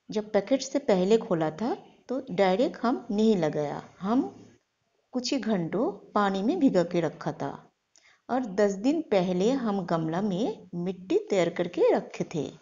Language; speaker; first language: Hindi; non-native, local second language; Bangla